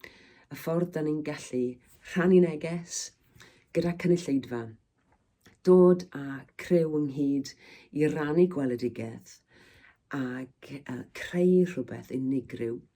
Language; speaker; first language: Welsh; native; Welsh